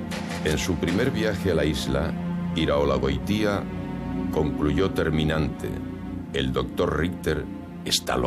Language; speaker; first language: Spanish; native; Spanish